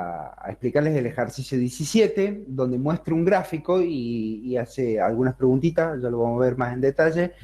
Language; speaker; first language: Spanish; native; Spanish